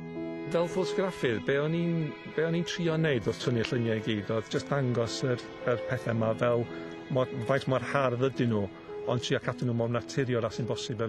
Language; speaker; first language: Welsh; native; Welsh